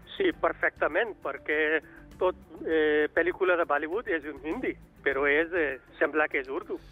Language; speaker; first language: Catalan; non-native, learner; Urdu